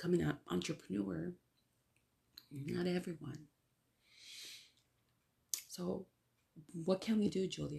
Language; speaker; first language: English; early bilingual, other home language; Spanish